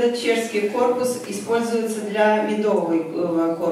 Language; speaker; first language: Russian; native; Russian